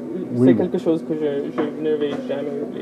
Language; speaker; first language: French; early bilingual, other home language; English